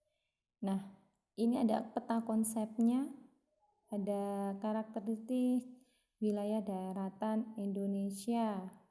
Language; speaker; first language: Indonesian; native; Indonesian